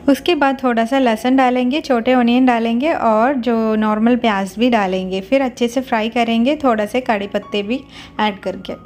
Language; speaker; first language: Hindi; non-native, local second language; Malayalam